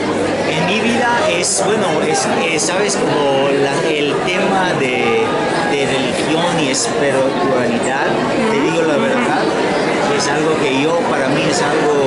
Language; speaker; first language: Spanish; non-native, fluent; Hebrew